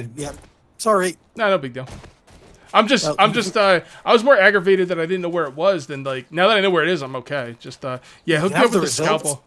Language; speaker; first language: English; native; English